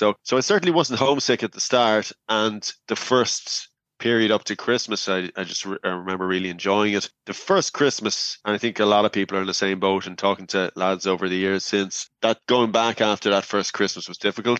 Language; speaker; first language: English; native; English